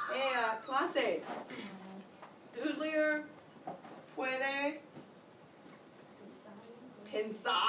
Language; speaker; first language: Spanish; non-native, fluent; English